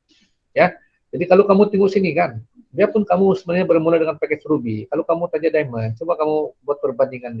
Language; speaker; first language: Indonesian; non-native, local second language; Malay